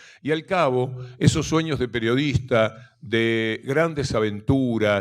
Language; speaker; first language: Spanish; native; Spanish